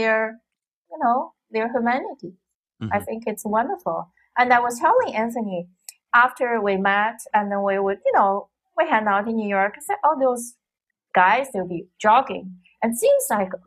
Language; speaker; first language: English; non-native, fluent; Chinese